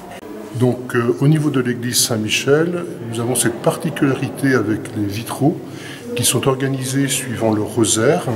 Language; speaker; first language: French; native; French